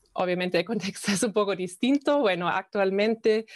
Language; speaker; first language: Spanish; non-native, fluent; German